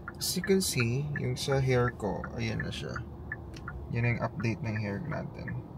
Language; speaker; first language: Filipino; native; Filipino